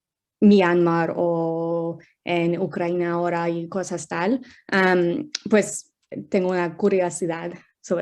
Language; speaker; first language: Spanish; non-native, fluent; English